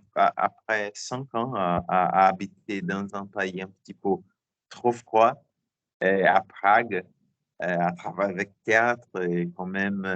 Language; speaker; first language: French; non-native, learner; Portuguese